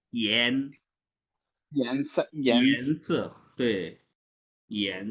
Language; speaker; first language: Chinese; non-native, fluent; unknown